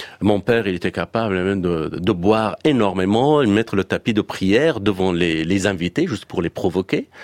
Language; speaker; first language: French; non-native, fluent; Persian